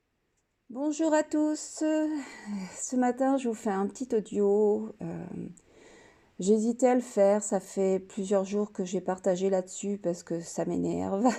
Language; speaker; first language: French; native; French